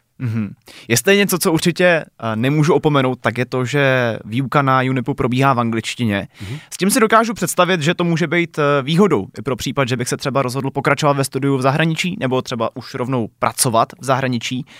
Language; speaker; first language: Czech; native; Czech